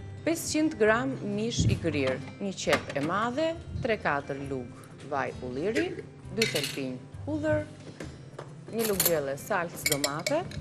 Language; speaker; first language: Albanian; native; Albanian